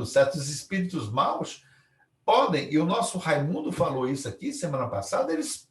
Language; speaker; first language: Portuguese; native; Portuguese